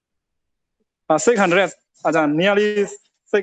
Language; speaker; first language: English; non-native, learner; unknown